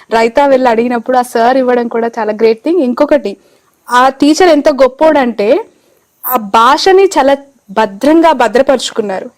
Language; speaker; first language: Telugu; native; Telugu